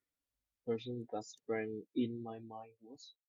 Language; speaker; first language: English; non-native, learner; Vietnamese